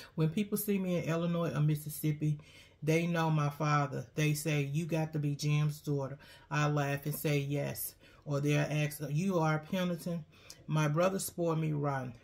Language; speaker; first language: English; native; English